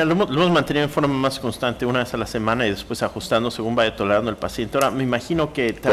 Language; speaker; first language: Spanish; native; Spanish